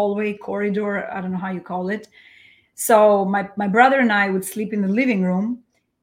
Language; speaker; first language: English; non-native, fluent; Albanian